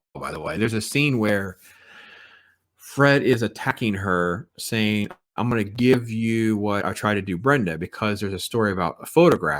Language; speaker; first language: English; native; English